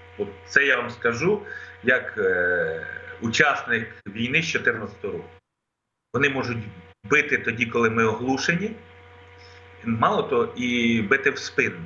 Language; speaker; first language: Ukrainian; non-native, local second language; Russian